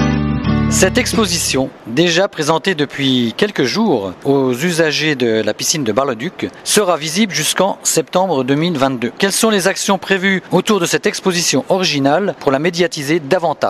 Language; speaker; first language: French; native; French